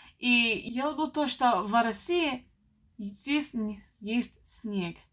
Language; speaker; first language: Russian; non-native, learner; English